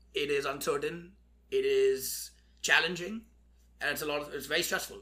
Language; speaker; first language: English; non-native, local second language; Hindi